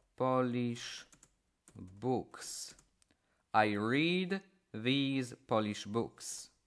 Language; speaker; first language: English; non-native, fluent; Polish